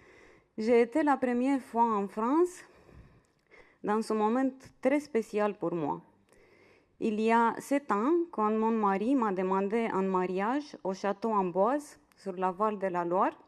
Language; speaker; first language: French; non-native, fluent; Romanian